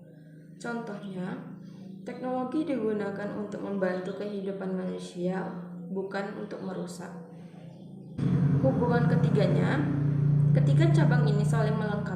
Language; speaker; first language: Indonesian; native; Indonesian